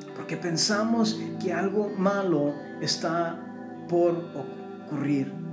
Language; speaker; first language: Spanish; early bilingual, heritage; Spanish